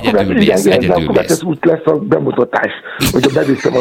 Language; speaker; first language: Hungarian; non-native, fluent; Yoruba